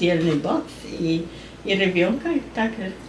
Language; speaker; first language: Russian; non-native, learner; Spanish